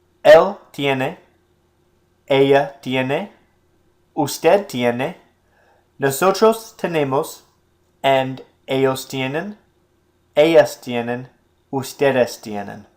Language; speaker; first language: Spanish; non-native, fluent; English